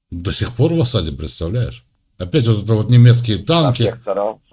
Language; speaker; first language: Russian; native; Russian